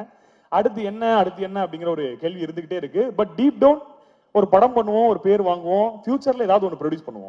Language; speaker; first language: Tamil; native; Tamil